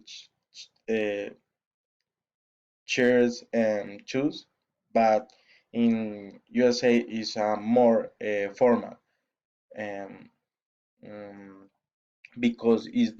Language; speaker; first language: English; non-native, learner; Spanish